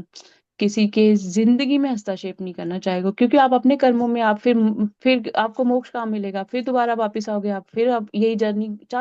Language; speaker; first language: Hindi; native; Hindi